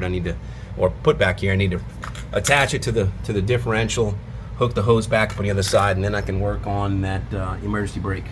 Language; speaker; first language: English; native; English